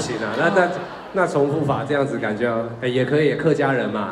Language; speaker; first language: Chinese; native; Chinese